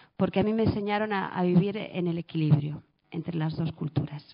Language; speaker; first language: Spanish; early bilingual, other home language; Arabic